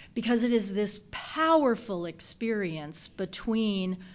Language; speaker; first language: English; native; English